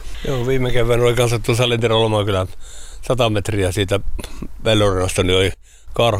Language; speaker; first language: Finnish; native; Finnish